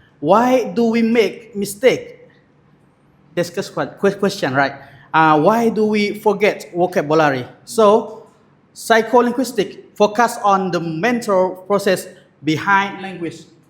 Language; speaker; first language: English; non-native, learner; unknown